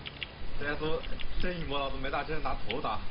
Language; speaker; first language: Chinese; native; Chinese